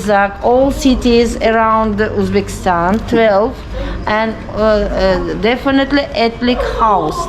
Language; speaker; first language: English; non-native, learner; Uzbek